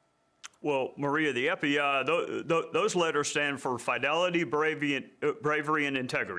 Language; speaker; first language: English; native; English